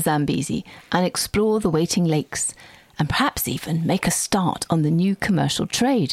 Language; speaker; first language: English; native; English